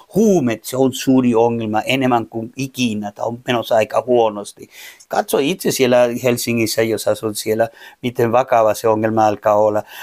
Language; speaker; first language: Finnish; non-native, fluent; Spanish